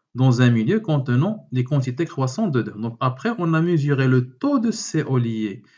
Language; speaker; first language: French; non-native, local second language; Arabic